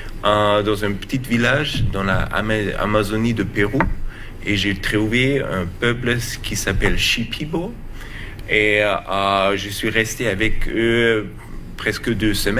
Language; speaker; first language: French; non-native, learner; German